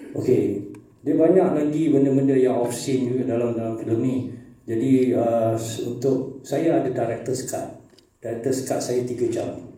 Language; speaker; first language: Malay; native; Malay